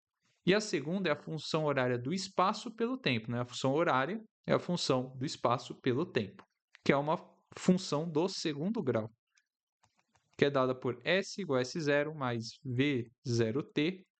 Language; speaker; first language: Portuguese; native; Portuguese